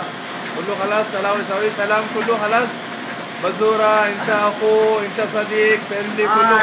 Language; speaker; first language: Arabic; non-native, learner; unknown